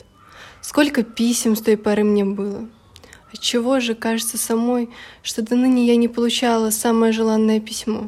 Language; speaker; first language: Russian; native; Russian